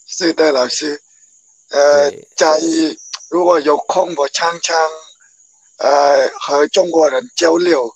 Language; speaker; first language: Chinese; non-native, learner; Khmer